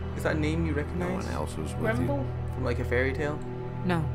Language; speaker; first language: English; native; English